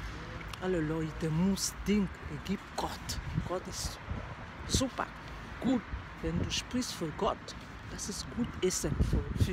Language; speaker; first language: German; non-native, learner; French